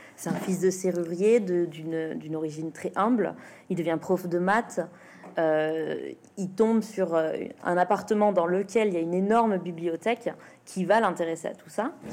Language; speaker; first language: French; native; French